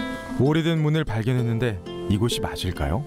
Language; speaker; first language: Korean; native; Korean